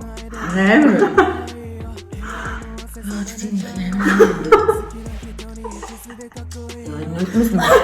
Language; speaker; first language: Mongolian; native; Mongolian